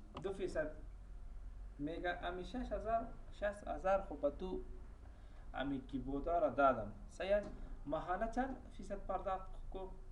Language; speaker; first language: Persian; non-native, local second language; Pashto